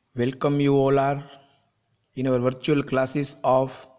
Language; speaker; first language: English; non-native, local second language; Gujarati